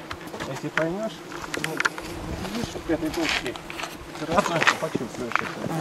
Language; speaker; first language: Russian; native; Russian